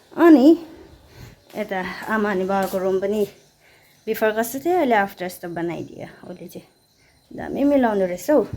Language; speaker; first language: Nepali; native; Nepali